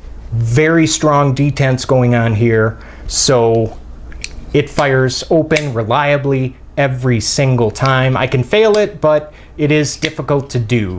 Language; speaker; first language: English; native; English